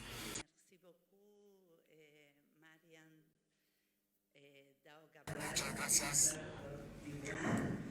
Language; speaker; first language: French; non-native, learner; Spanish